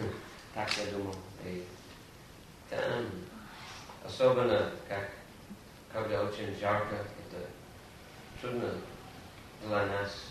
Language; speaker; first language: Russian; non-native, fluent; English